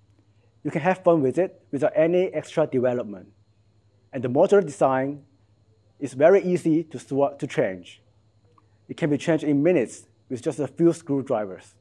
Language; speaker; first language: English; non-native, fluent; Chinese